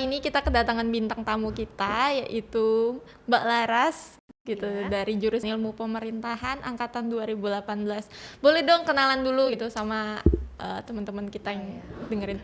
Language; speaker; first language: Indonesian; native; Indonesian